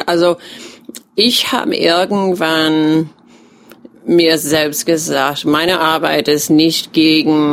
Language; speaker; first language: German; non-native, fluent; English